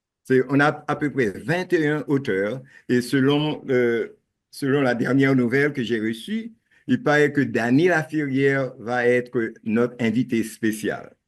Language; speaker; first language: French; non-native, local second language; Haitian Creole